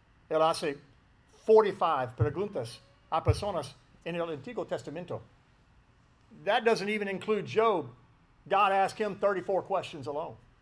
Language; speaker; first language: Spanish; non-native, learner; English